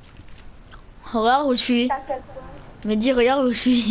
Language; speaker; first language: French; native; French